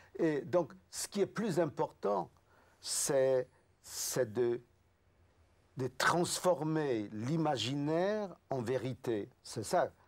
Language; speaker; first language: French; non-native, fluent; Yiddish